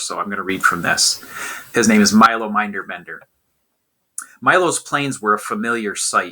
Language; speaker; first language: English; native; English